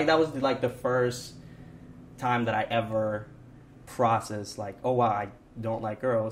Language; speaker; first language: English; non-native, fluent; Spanish